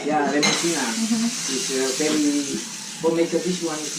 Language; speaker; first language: English; non-native, learner; Indonesian